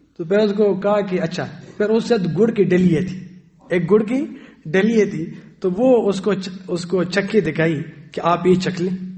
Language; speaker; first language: Urdu; non-native, local second language; Pashto